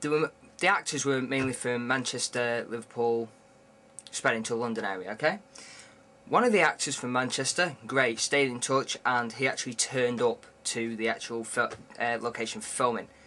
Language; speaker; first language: English; native; English